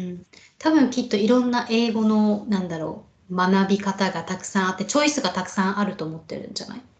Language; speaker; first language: Japanese; native; Japanese